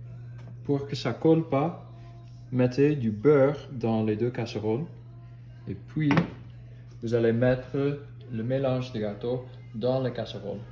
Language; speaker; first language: French; non-native, learner; English